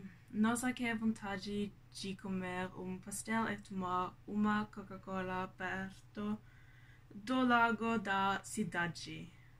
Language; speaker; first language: Portuguese; non-native, learner; Norwegian